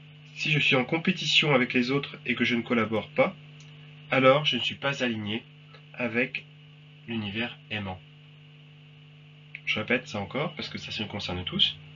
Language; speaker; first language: French; native; French